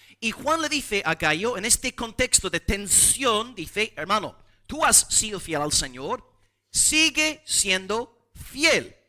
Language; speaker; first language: Spanish; non-native, fluent; English